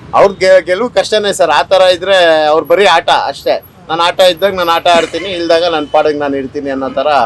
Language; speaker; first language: Kannada; native; Kannada